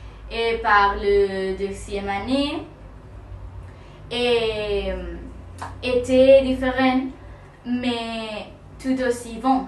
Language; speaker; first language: French; non-native, learner; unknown